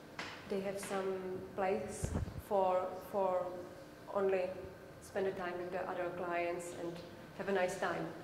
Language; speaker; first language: English; non-native, learner; Czech